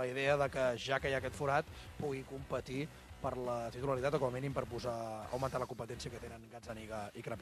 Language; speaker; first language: Catalan; native; Catalan